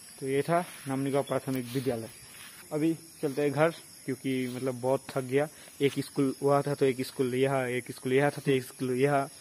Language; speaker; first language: Hindi; non-native, local second language; Bangla